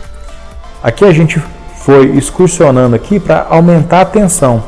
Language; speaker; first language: Portuguese; native; Portuguese